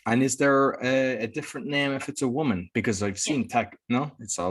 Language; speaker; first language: English; native; English